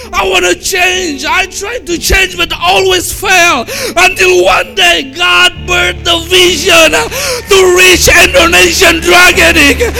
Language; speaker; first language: English; non-native, fluent; Indonesian